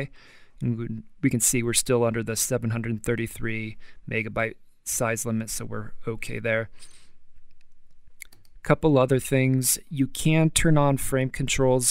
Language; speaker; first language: English; native; English